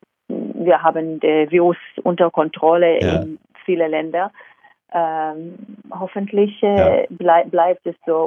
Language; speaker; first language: German; non-native, fluent; Hebrew